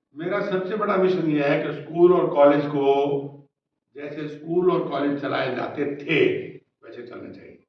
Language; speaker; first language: Hindi; native; Hindi